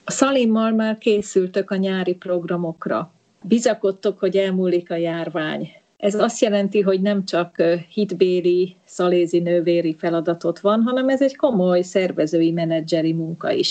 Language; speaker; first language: Hungarian; native; Hungarian